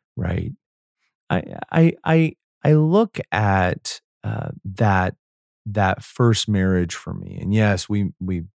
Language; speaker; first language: English; native; English